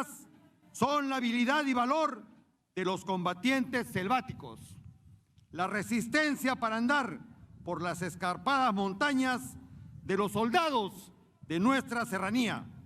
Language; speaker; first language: Spanish; native; Spanish